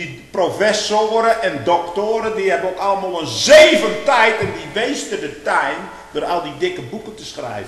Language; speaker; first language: Dutch; native; Dutch